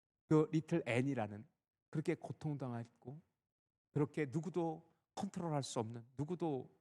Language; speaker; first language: Korean; native; Korean